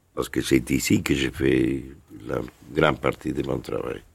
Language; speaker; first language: French; non-native, fluent; Spanish